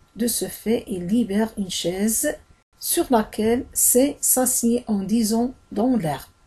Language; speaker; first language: French; non-native, local second language; Arabic